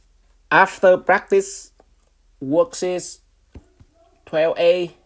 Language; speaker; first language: English; non-native, fluent; Vietnamese